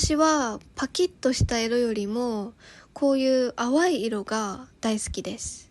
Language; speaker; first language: Japanese; native; Japanese